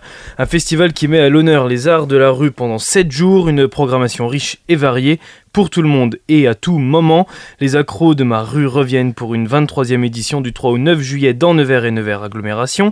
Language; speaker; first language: French; native; French